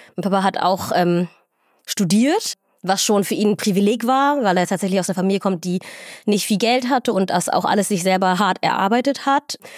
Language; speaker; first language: German; early bilingual, other home language; Somali